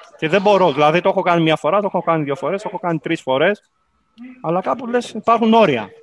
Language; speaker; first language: Greek; native; Greek